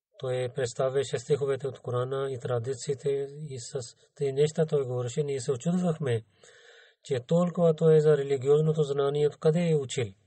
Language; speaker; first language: Bulgarian; non-native, fluent; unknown